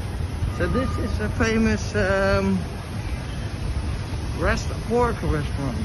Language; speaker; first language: English; non-native, learner; Dutch